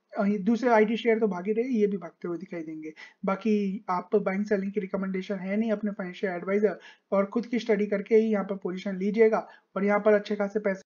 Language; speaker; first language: Hindi; native; Hindi